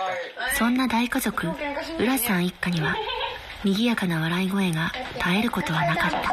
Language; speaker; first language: Japanese; native; Japanese